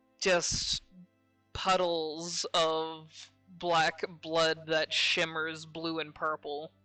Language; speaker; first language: English; native; English